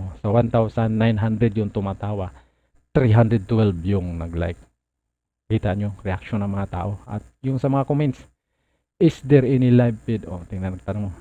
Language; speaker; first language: Filipino; non-native, local second language; Cebuano